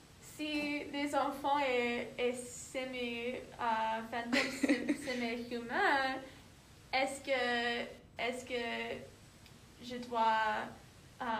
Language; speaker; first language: French; non-native, learner; English